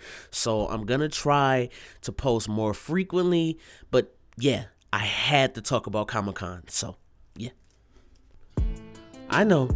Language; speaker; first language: English; native; English